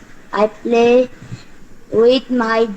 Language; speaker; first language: English; non-native, learner; Bangla